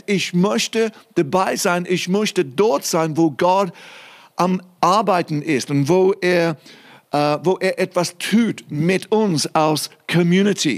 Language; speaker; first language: German; non-native, fluent; English